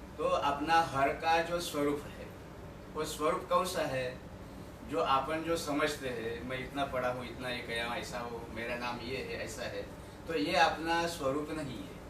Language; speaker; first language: Hindi; non-native, local second language; Marathi